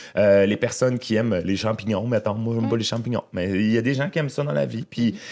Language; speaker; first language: French; native; French